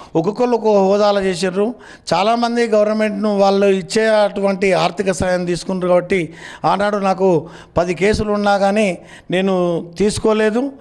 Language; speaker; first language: Telugu; native; Telugu